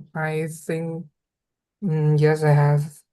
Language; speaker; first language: English; non-native, learner; Vietnamese